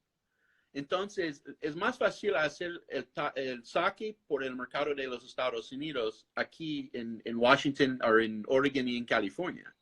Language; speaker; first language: Spanish; non-native, fluent; English